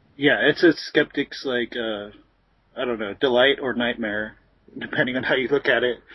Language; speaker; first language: English; native; English